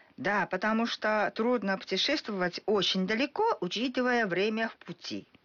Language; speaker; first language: Russian; non-native, fluent; Japanese